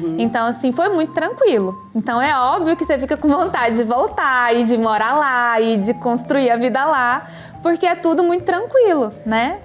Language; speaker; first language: Portuguese; native; Portuguese